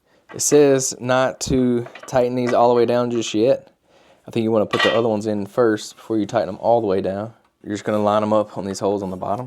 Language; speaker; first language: English; native; English